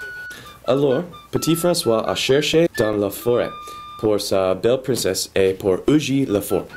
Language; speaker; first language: French; non-native, learner; English